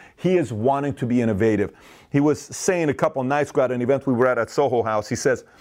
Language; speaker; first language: English; native; English